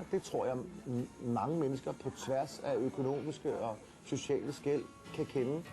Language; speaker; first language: Danish; native; Danish